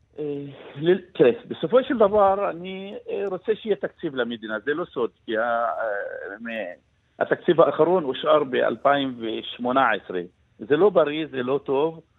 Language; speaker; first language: Hebrew; non-native, local second language; Arabic